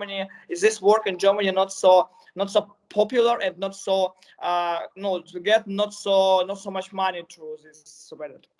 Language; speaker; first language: English; non-native, learner; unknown